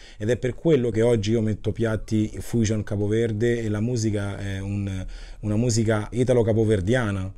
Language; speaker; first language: Italian; early bilingual, other home language; Kabuverdianu